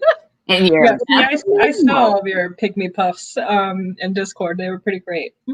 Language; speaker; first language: English; native; English